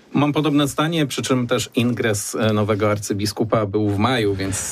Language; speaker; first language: Polish; native; Polish